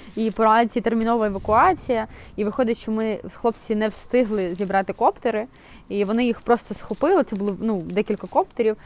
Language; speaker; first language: Ukrainian; non-native, local second language; Russian